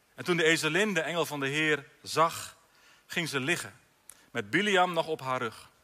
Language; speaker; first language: Dutch; native; Dutch